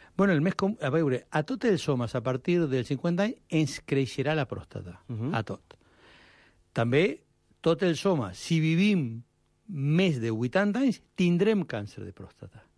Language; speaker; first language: Catalan; non-native, fluent; Spanish